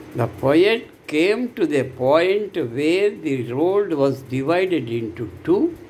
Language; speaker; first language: English; non-native, local second language; Telugu